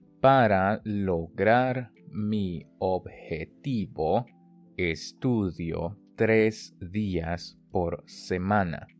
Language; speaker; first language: Spanish; non-native, fluent; Chinese